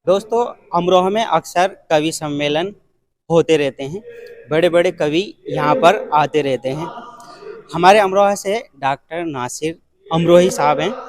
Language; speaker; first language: Hindi; native; Hindi